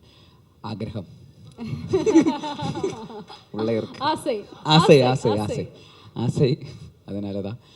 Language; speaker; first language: Tamil; non-native, learner; Malayalam